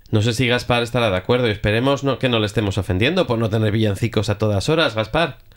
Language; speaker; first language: Spanish; native; Spanish